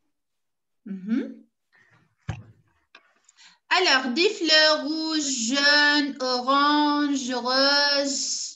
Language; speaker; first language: French; non-native, local second language; Arabic